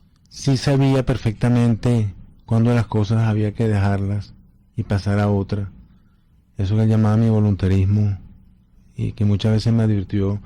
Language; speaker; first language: Spanish; native; Spanish